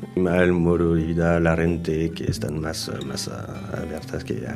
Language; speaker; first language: Spanish; non-native, learner; French